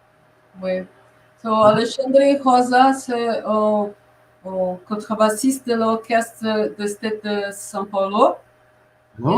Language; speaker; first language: French; non-native, learner; Portuguese